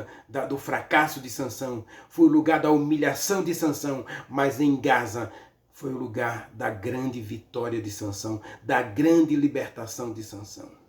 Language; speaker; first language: Portuguese; native; Portuguese